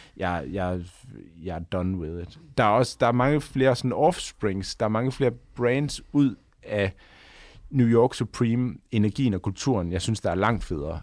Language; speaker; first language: Danish; native; Danish